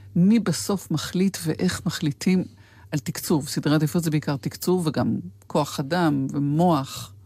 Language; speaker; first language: Hebrew; native; Hebrew